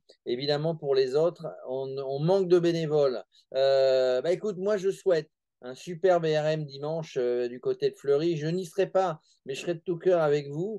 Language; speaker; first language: French; native; French